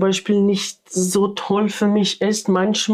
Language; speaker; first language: German; non-native, fluent; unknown